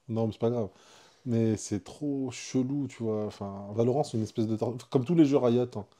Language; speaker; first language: French; early bilingual, other home language; Arabic